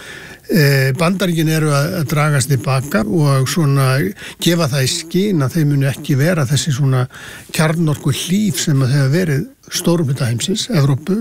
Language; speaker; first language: Icelandic; native; Icelandic